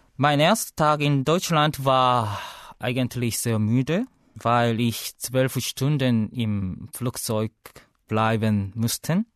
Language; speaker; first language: German; non-native, learner; Korean